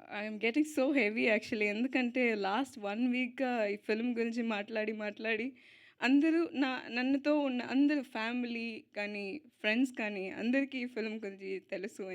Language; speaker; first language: Telugu; non-native, learner; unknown